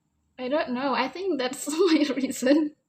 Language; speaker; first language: English; non-native, learner; Indonesian